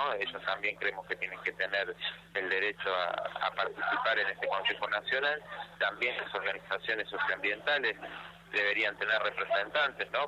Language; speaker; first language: Spanish; native; Spanish